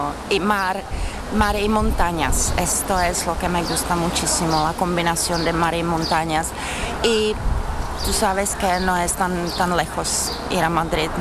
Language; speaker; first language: Spanish; non-native, fluent; Czech